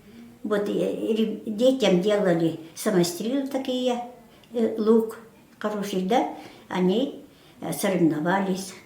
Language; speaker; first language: Russian; non-native, local second language; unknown